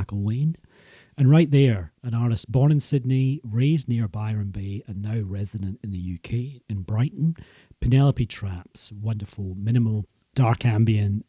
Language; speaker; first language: English; native; English